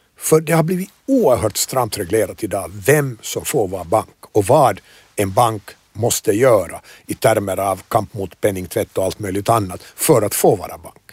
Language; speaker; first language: Swedish; native; Swedish